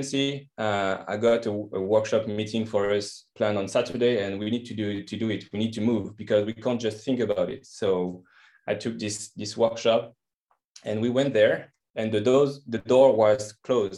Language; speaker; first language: English; non-native, fluent; French